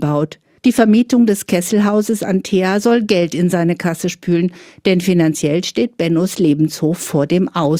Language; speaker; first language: German; native; German